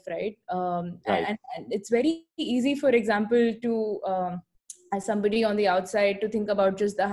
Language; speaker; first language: English; non-native, local second language; Hindi